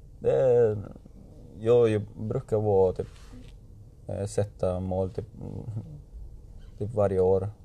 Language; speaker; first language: Swedish; non-native, learner; Spanish